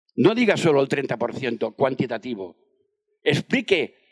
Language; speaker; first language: Spanish; non-native, fluent; French